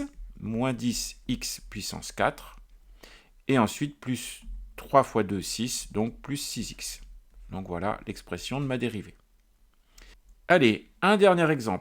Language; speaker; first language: French; native; French